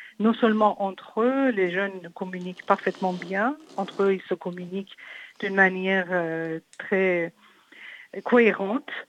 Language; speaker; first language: French; non-native, fluent; Persian